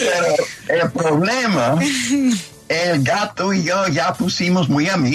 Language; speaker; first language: Spanish; non-native, fluent; English